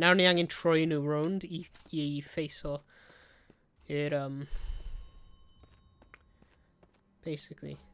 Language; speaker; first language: Welsh; native; Welsh